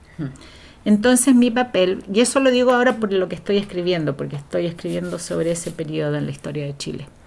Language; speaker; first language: Spanish; native; Spanish